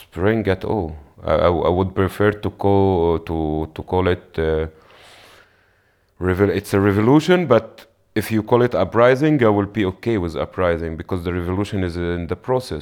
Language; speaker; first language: English; non-native, fluent; Arabic